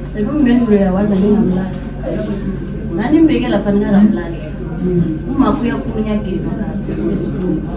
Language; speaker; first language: Zulu; non-native, local second language; South Ndebele